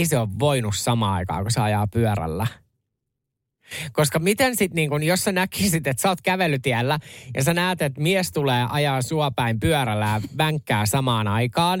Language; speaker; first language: Finnish; native; Finnish